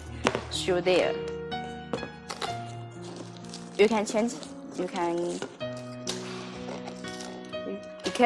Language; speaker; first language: English; non-native, learner; Chinese